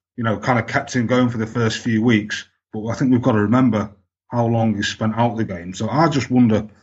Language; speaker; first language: English; native; English